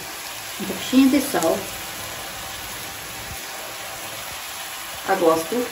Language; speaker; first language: Portuguese; non-native, fluent; Ukrainian